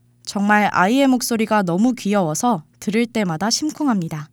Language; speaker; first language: Korean; native; Korean